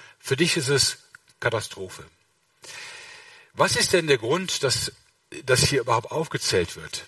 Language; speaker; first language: German; native; German